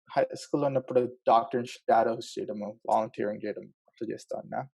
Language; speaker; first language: Telugu; early bilingual, heritage; Telugu